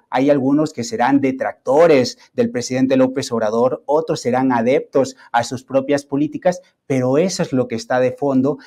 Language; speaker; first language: Spanish; native; Spanish